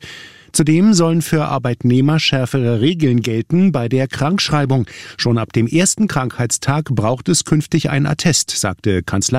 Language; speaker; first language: German; native; German